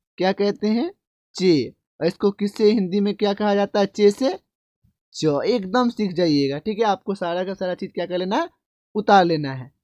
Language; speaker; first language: Hindi; native; Hindi